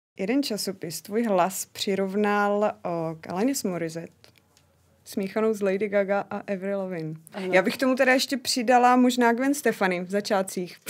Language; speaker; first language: Czech; native; Czech